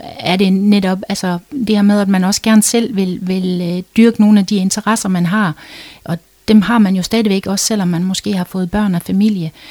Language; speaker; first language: Danish; native; Danish